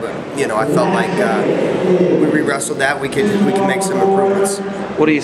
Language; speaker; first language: English; native; English